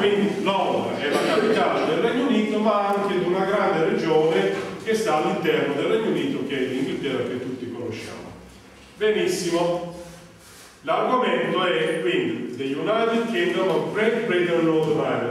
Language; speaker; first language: Italian; native; Italian